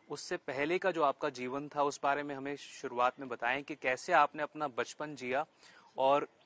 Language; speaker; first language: Hindi; native; Hindi